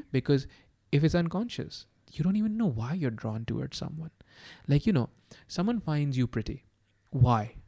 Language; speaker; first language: English; non-native, local second language; Urdu